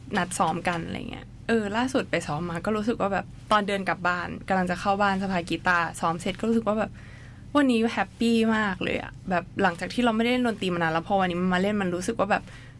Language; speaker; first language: Thai; native; Thai